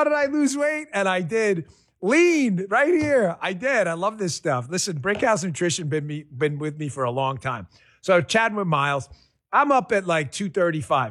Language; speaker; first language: English; native; English